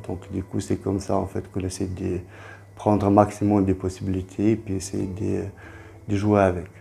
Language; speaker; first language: French; non-native, fluent; Romanian